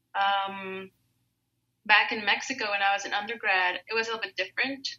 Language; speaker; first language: English; non-native, fluent; Spanish